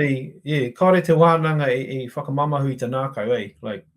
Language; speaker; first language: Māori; non-native, local second language; English